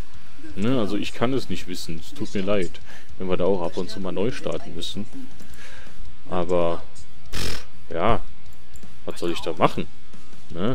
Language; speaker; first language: German; native; German